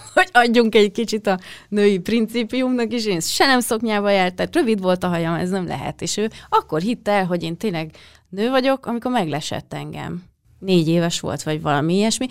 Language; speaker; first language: Hungarian; native; Hungarian